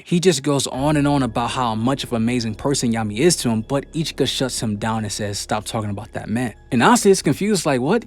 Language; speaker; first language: English; native; English